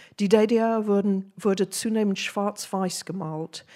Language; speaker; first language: German; non-native, fluent; English